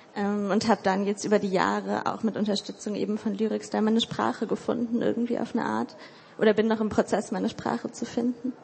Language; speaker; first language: German; native; German